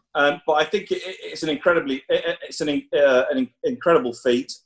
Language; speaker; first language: English; native; English